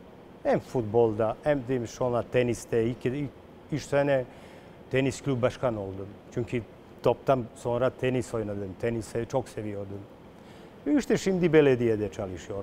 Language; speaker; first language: Turkish; non-native, learner; Serbian